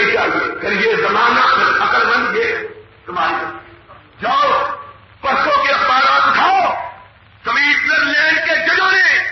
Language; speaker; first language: Urdu; non-native, local second language; Punjabi